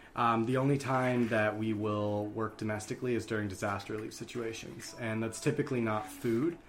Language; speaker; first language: English; native; English